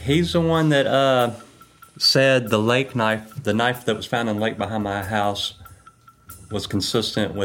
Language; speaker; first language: English; native; English